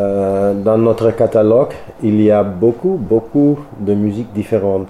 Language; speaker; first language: French; non-native, learner; Dutch